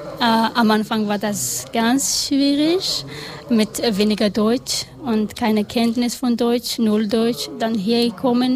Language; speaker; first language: German; non-native, learner; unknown